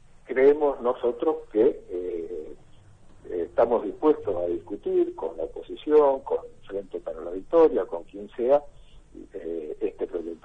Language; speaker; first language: Spanish; native; Spanish